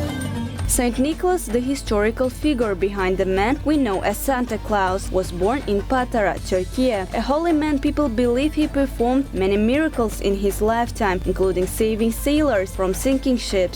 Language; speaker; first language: English; non-native, fluent; Uzbek